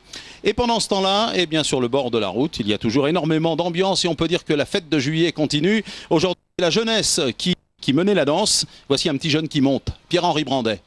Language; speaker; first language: French; native; French